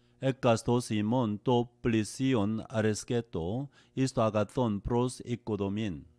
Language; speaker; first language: Greek; non-native, learner; Korean